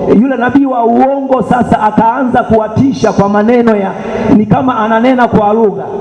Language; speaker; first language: Swahili; native; Swahili